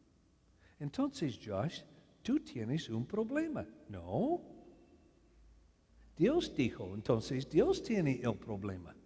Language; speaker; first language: Spanish; non-native, learner; English